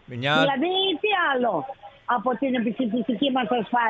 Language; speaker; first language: Greek; native; Greek